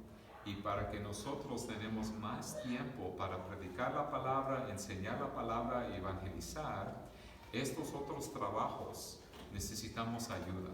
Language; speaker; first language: Spanish; early bilingual, other home language; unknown